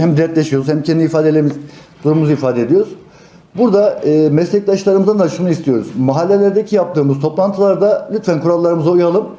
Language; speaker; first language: Turkish; native; Turkish